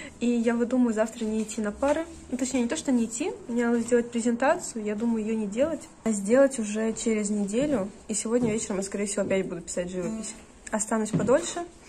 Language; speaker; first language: Russian; native; Russian